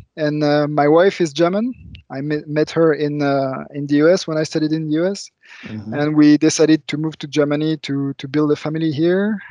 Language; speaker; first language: English; non-native, fluent; French